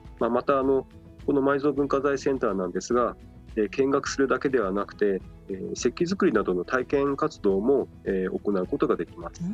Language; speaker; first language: Japanese; native; Japanese